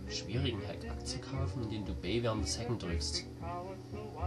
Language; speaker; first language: German; native; German